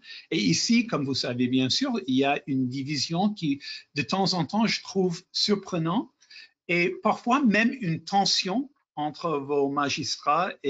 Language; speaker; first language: French; non-native, fluent; English